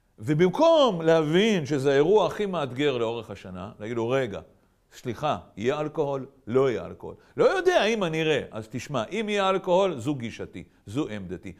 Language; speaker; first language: Hebrew; native; Hebrew